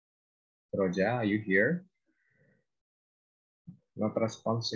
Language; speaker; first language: English; non-native, fluent; Indonesian